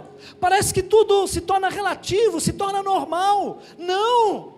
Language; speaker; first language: Portuguese; native; Portuguese